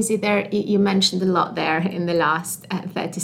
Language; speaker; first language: English; non-native, fluent; Albanian